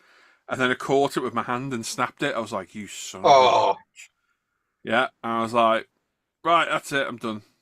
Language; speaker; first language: English; native; English